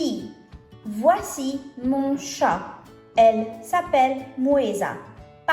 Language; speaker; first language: French; non-native, fluent; English